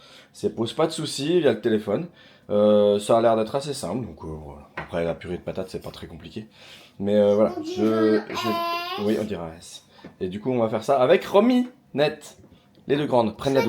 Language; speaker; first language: French; native; French